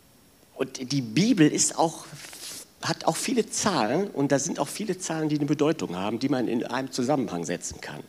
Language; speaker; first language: German; native; German